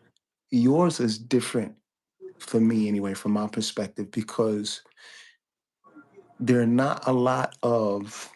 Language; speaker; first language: English; native; English